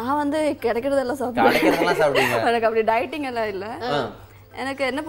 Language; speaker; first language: Tamil; non-native, local second language; Malayalam